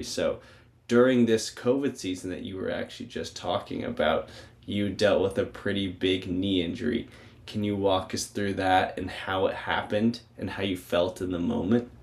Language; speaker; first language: English; native; English